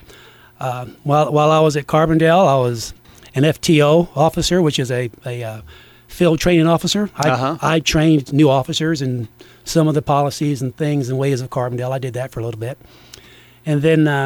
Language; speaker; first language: English; native; English